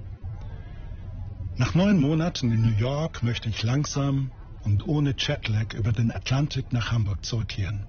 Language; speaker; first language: German; native; German